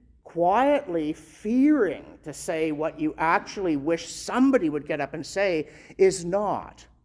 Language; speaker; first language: English; native; English